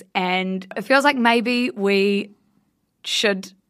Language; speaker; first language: English; native; English